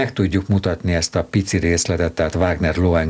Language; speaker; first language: Hungarian; native; Hungarian